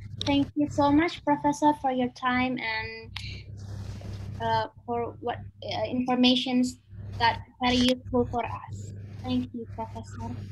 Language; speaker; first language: English; non-native, fluent; Indonesian